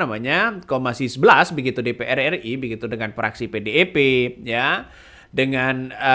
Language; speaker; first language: Indonesian; native; Indonesian